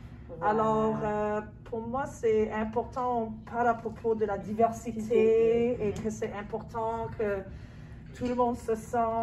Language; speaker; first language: French; non-native, local second language; English